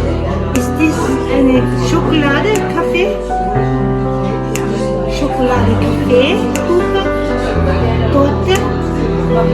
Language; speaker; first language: German; non-native, learner; Filipino